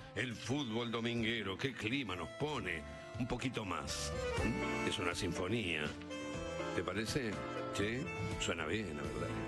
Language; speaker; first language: Spanish; native; Spanish